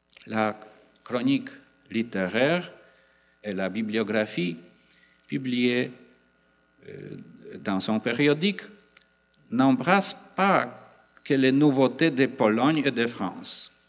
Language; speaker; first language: French; non-native, fluent; Polish